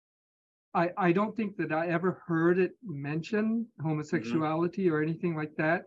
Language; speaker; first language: English; native; English